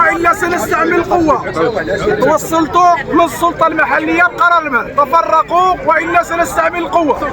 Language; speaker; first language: Arabic; native; Arabic